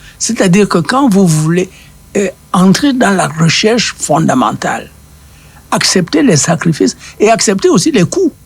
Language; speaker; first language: French; non-native, local second language; Duala